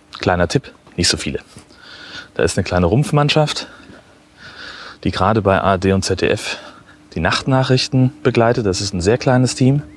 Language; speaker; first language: German; native; German